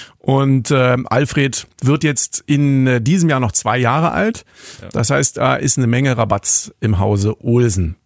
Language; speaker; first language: German; native; German